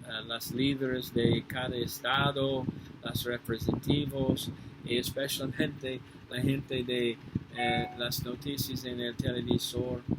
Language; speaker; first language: Spanish; non-native, fluent; English